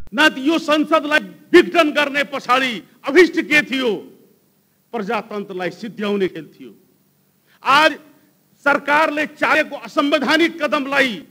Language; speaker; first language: Nepali; non-native, local second language; Hindi